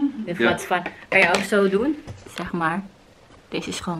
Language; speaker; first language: Dutch; non-native, learner; Filipino